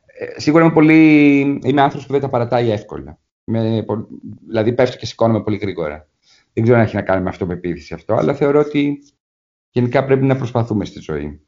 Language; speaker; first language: Greek; native; Greek